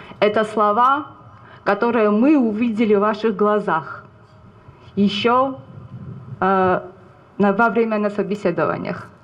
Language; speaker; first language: Russian; non-native, fluent; Georgian